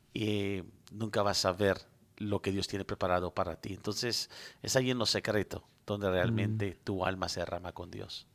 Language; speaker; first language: Spanish; early bilingual, heritage; Spanish